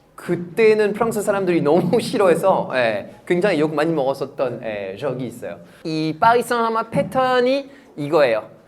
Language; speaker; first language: Korean; non-native, fluent; French